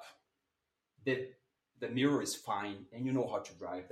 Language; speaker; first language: English; non-native, fluent; Portuguese